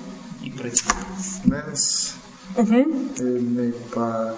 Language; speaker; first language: French; non-native, learner; Russian